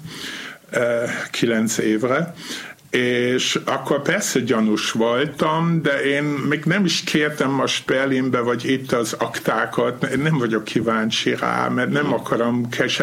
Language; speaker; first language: Hungarian; non-native, fluent; Dutch